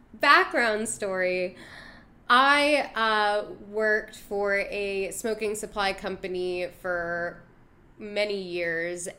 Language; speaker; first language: English; native; English